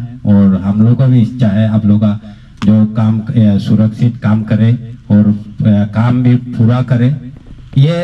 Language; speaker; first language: Hindi; non-native, local second language; Chakma